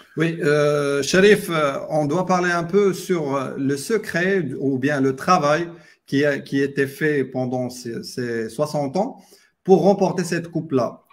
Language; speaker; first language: French; non-native, local second language; Arabic